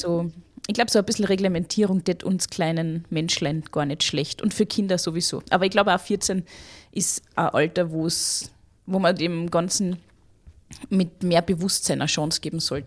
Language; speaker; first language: German; native; German